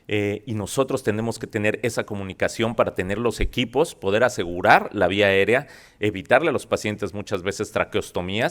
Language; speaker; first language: Spanish; native; Spanish